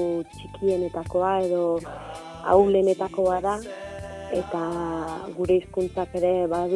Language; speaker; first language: Basque; native; Basque